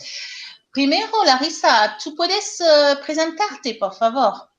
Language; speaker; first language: Spanish; non-native, learner; French